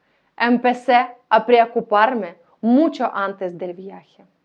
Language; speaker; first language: Spanish; non-native, learner; Ukrainian